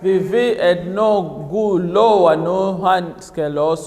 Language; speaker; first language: Danish; non-native, fluent; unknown